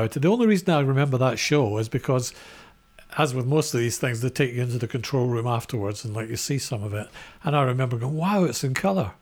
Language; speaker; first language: English; native; English